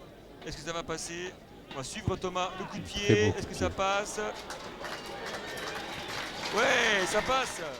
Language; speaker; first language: French; native; French